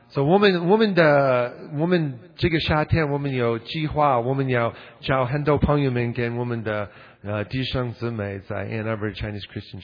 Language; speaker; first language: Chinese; non-native, learner; English